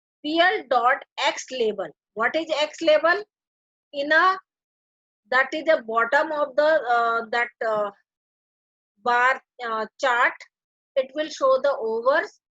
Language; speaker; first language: English; non-native, local second language; Hindi